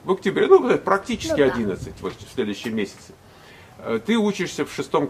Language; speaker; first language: Russian; native; Russian